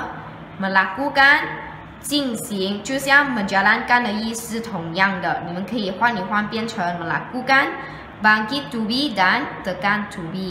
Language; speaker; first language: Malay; non-native, local second language; Chinese